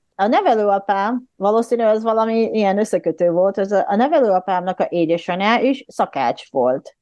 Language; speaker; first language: Hungarian; non-native, fluent; Japanese